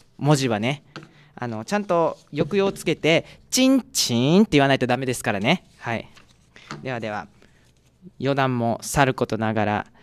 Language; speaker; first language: Japanese; native; Japanese